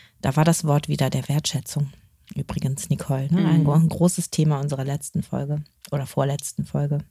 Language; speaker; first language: German; native; German